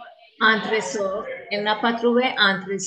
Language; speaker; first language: French; non-native, learner; Spanish